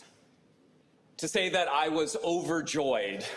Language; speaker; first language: English; native; English